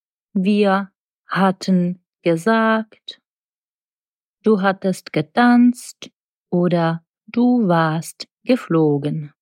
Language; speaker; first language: German; non-native, fluent; Czech